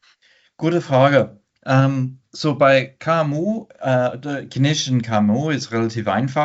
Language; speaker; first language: German; non-native, fluent; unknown